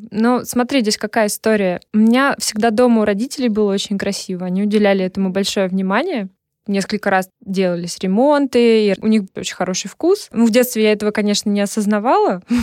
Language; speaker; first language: Russian; native; Russian